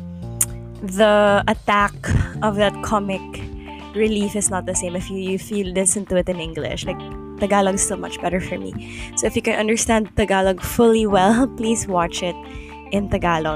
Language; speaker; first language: English; non-native, local second language; Filipino